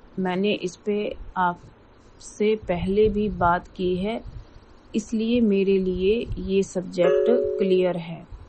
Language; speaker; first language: Hindi; native; Hindi